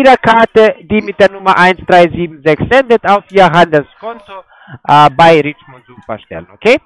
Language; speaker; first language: German; non-native, fluent; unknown